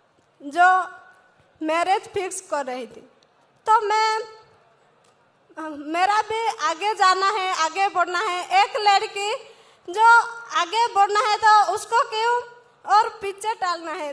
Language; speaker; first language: Hindi; non-native, local second language; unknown